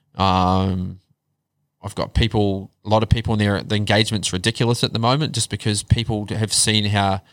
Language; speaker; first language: English; native; English